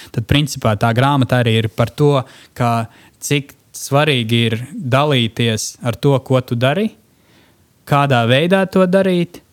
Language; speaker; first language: Latvian; non-native, local second language; Russian